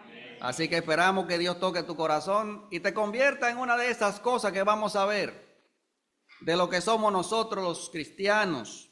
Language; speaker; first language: Spanish; native; Spanish